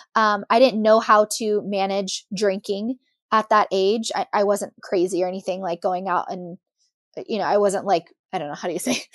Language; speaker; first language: English; native; English